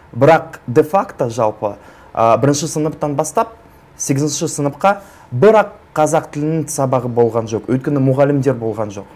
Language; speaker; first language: Kazakh; non-native, local second language; Russian